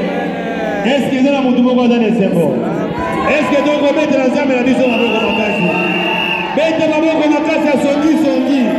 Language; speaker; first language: French; non-native, local second language; Lingala